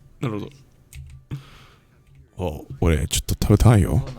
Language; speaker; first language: Japanese; non-native, learner; English